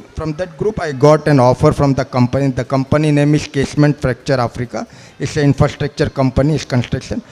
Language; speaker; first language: English; non-native, local second language; Malayalam